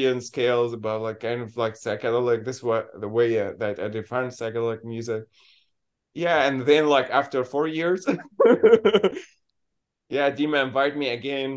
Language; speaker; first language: English; non-native, learner; Arabic